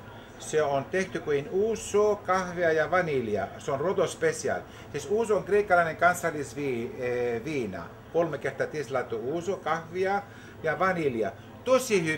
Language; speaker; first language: Finnish; non-native, learner; Greek